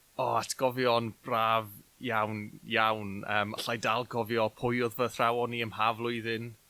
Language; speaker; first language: Welsh; native; Welsh